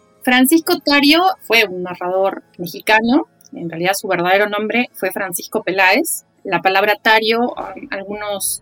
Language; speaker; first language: Spanish; native; Spanish